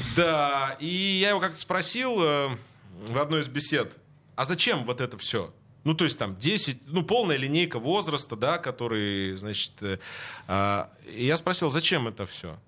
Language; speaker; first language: Russian; native; Russian